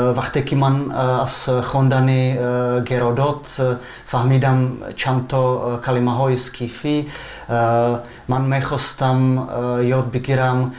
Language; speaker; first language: Persian; non-native, fluent; Slovak